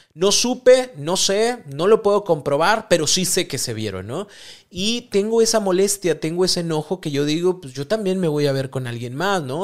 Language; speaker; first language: Spanish; native; Spanish